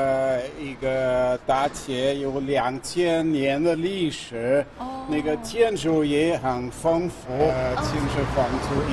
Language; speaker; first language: Chinese; non-native, fluent; German